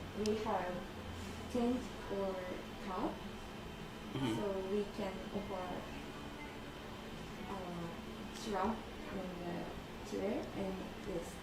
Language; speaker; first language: English; non-native, learner; Japanese